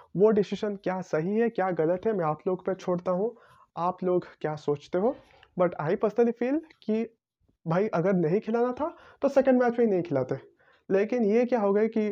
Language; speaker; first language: Hindi; non-native, local second language; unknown